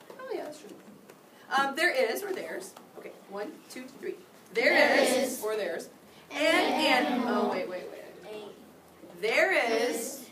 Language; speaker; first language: English; native; English